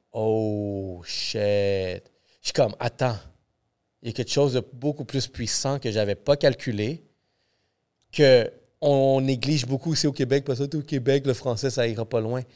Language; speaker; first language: French; non-native, fluent; English